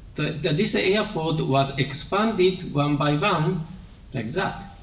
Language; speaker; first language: English; non-native, learner; Japanese